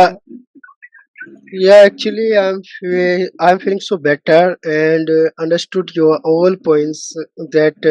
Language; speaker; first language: English; non-native, learner; Hindi